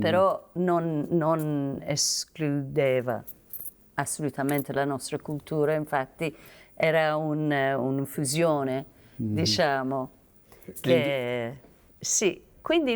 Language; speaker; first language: Italian; non-native, fluent; Persian